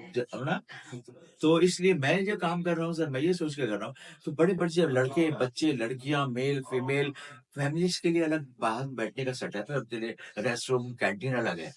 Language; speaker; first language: Urdu; native; Urdu